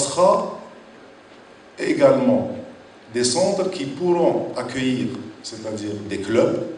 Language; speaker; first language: French; non-native, local second language; Arabic